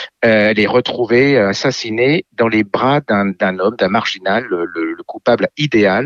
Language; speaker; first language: French; native; French